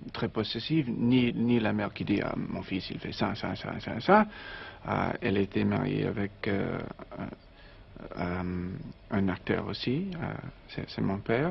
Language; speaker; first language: French; non-native, learner; English